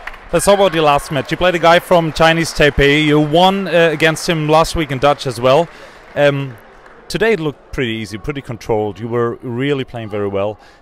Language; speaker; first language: English; non-native, fluent; German